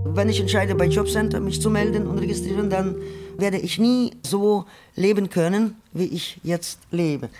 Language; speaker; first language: German; non-native, fluent; Ukrainian